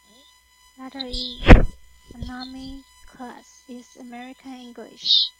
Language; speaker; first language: English; non-native, learner; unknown